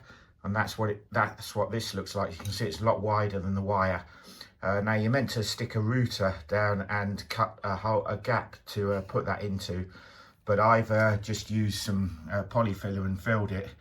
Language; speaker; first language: English; native; English